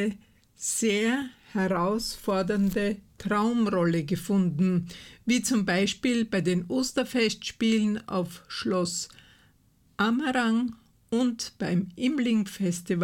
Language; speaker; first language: German; native; German